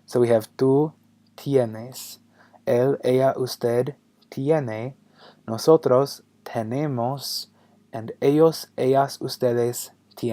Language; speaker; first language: Spanish; non-native, fluent; English